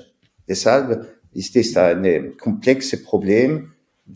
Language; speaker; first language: German; non-native, fluent; French